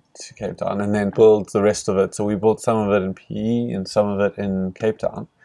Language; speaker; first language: English; native; English